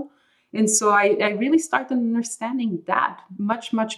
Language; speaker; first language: English; non-native, fluent; Dutch